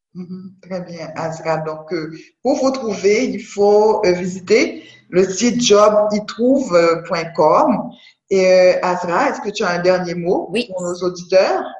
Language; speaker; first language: French; non-native, local second language; Haitian Creole